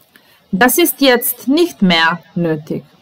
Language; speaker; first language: German; non-native, fluent; Serbian